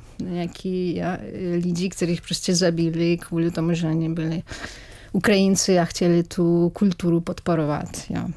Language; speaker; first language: Czech; non-native, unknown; Ukrainian